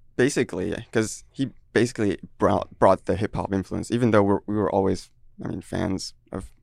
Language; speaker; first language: English; early bilingual, heritage; French